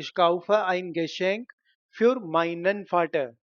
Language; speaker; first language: German; non-native, fluent; Hindi